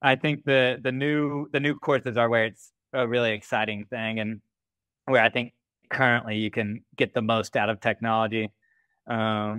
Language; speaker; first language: English; native; English